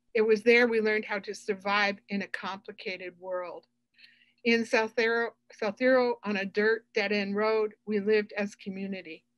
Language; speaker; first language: English; native; English